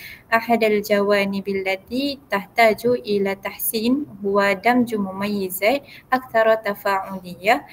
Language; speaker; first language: Arabic; non-native, learner; Malay